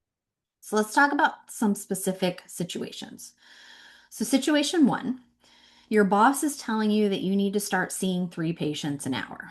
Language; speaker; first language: English; native; English